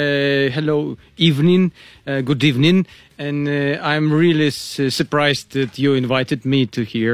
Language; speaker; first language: English; non-native, learner; Russian